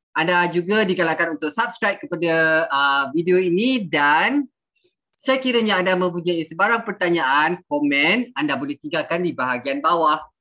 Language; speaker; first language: Malay; native; Malay